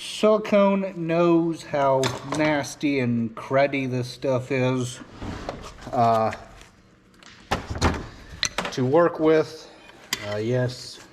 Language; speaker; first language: English; native; English